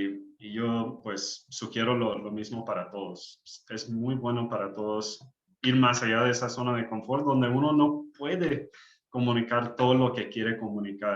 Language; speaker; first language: Spanish; early bilingual, heritage; English